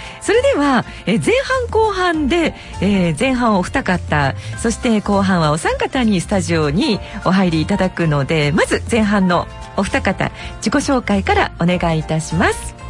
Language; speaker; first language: Japanese; native; Japanese